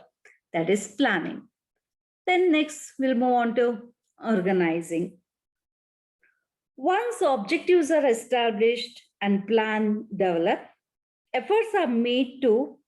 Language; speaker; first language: English; non-native, local second language; Kannada